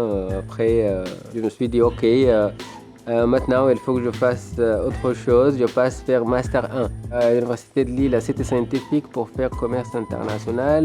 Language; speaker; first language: French; non-native, fluent; Arabic